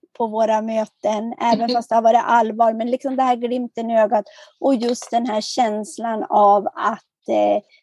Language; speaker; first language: Swedish; native; Swedish